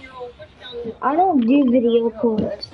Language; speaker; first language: English; native; English